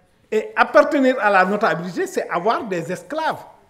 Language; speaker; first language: French; non-native, local second language; Wolof